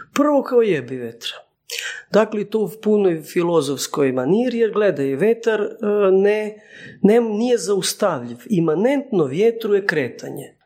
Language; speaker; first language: Croatian; native; Croatian